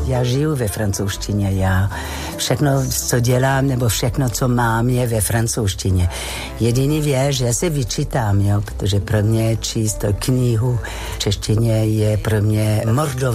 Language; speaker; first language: Czech; non-native, fluent; French